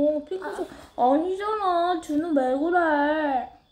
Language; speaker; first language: Korean; native; Korean